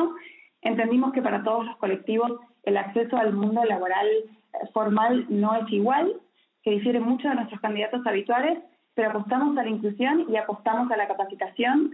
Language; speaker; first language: Spanish; native; Spanish